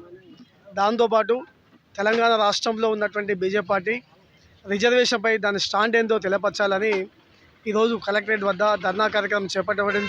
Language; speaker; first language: Telugu; native; Telugu